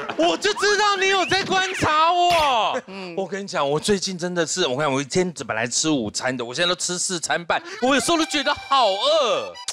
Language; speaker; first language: Chinese; native; Chinese